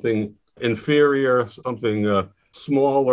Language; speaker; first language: English; native; English